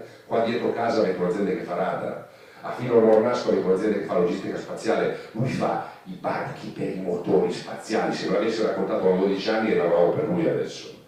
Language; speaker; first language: Italian; native; Italian